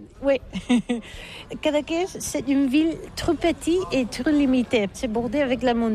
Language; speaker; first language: French; non-native, learner; Catalan